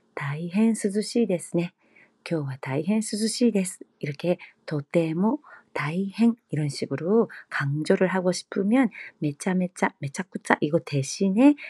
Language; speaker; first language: Japanese; non-native, fluent; Korean